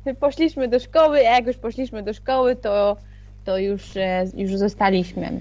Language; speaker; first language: Polish; early bilingual, other home language; Mongolian